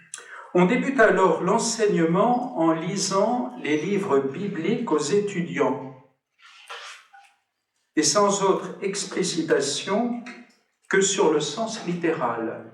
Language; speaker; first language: French; native; French